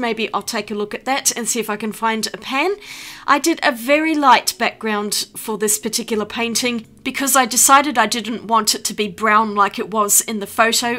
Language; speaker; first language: English; native; English